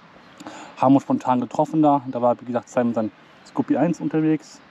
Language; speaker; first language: German; native; German